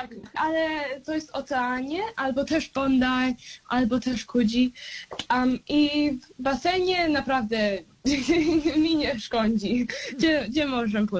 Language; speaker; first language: Polish; early bilingual, heritage; Polish